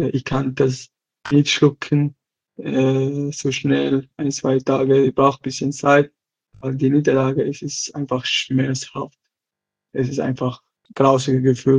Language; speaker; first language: German; non-native, learner; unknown